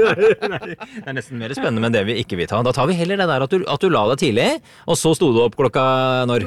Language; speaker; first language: Norwegian; native; Norwegian